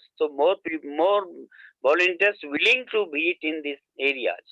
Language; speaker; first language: English; non-native, learner; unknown